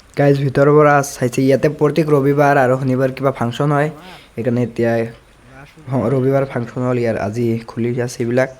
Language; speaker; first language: Assamese; non-native, local second language; Bangla